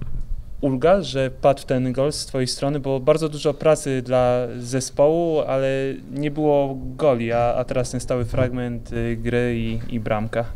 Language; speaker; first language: Polish; native; Polish